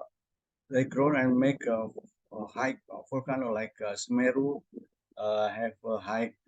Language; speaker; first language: English; non-native, learner; Indonesian